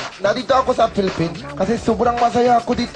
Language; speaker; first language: Filipino; non-native, learner; Korean